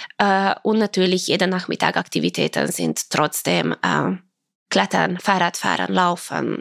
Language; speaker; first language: German; non-native, fluent; Croatian